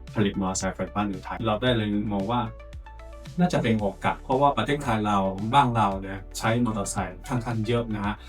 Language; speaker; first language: Thai; non-native, fluent; Chinese